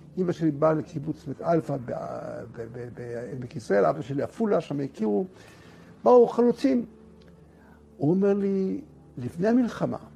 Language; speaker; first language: Hebrew; native; Hebrew